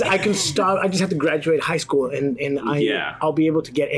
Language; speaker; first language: English; native; English